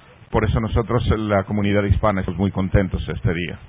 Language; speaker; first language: Spanish; native; Spanish